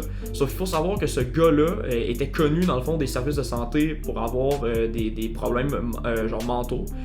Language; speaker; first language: French; native; French